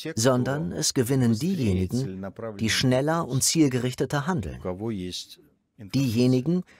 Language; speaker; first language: German; non-native, fluent; Russian